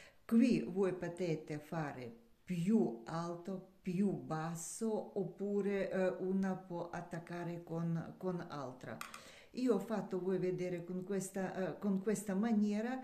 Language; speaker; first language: Italian; non-native, learner; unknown